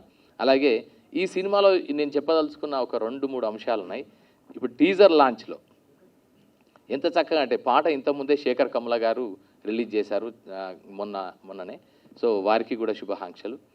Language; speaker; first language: Telugu; native; Telugu